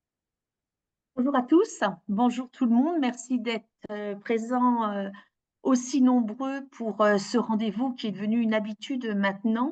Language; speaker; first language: French; native; French